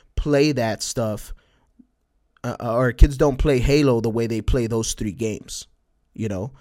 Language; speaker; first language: English; early bilingual, other home language; Spanish